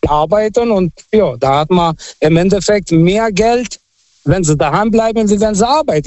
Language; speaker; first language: German; non-native, fluent; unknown